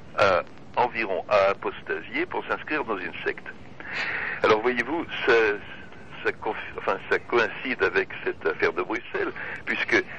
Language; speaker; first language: French; non-native, local second language; Dutch